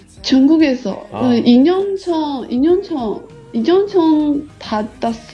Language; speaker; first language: Korean; non-native, learner; Chinese